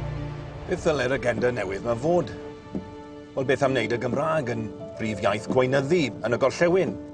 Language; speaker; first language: Welsh; native; Welsh